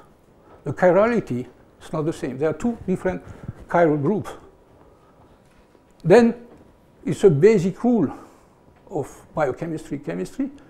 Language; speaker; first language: English; non-native, fluent; French